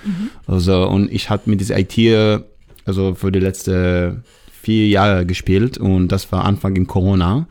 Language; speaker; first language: German; non-native, learner; English